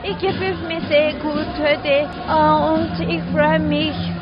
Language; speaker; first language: German; non-native, learner; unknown